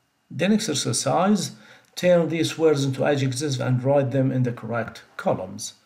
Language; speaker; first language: English; non-native, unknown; Arabic